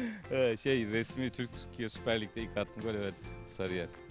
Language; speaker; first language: Turkish; native; Turkish